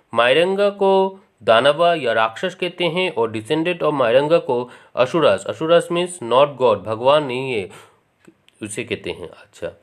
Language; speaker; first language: Hindi; non-native, local second language; Assamese